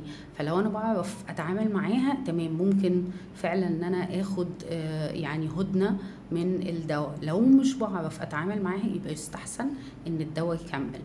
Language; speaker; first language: Arabic; native; Arabic